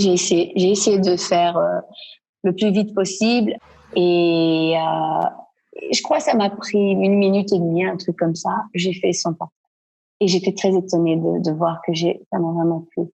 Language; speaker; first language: French; non-native, fluent; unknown